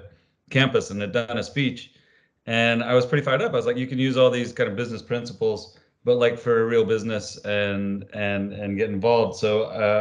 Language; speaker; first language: English; native; English